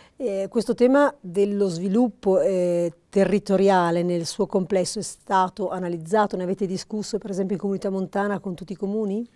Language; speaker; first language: Italian; native; Italian